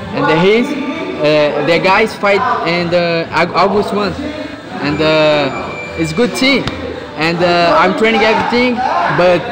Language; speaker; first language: English; non-native, learner; Portuguese